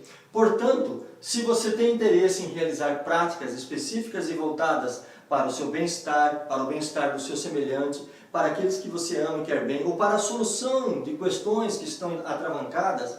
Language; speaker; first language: Portuguese; native; Portuguese